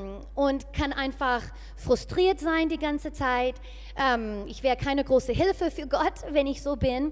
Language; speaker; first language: German; non-native, fluent; English